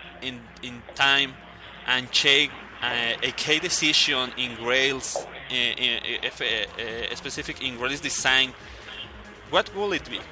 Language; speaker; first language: English; non-native, learner; Spanish